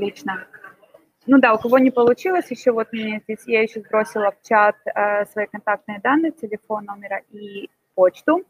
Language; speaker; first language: Russian; native; Russian